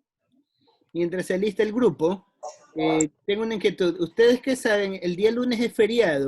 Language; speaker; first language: Spanish; native; Spanish